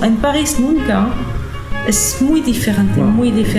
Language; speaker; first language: Spanish; non-native, learner; French